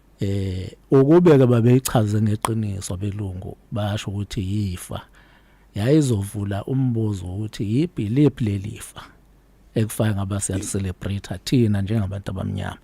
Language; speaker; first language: Zulu; native; Zulu